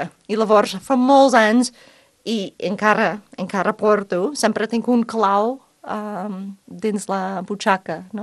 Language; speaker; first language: Catalan; non-native, fluent; English